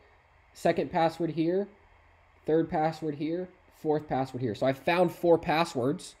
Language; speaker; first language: English; native; English